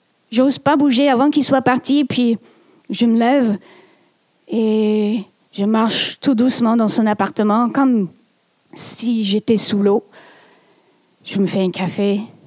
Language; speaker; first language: French; non-native, fluent; English